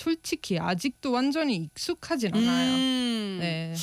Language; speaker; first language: Korean; non-native, fluent; Estonian